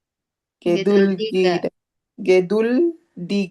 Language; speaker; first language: German; non-native, learner; Filipino